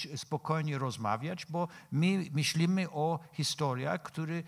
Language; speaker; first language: Polish; non-native, fluent; English